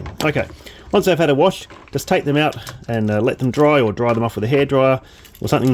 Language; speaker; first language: English; native; English